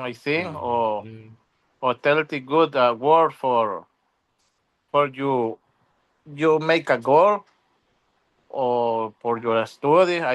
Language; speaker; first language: English; non-native, learner; Spanish